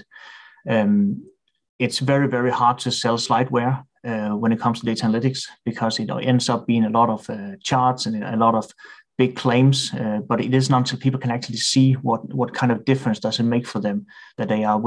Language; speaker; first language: English; non-native, fluent; Danish